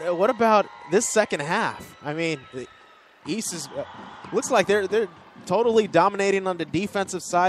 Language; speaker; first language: English; native; English